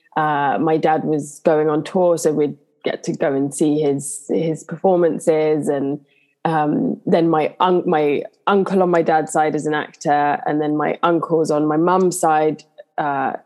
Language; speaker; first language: English; native; English